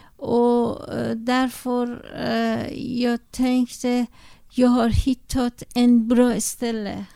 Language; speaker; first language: Swedish; non-native, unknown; Persian